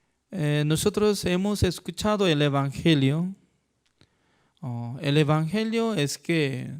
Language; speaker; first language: Spanish; non-native, fluent; Korean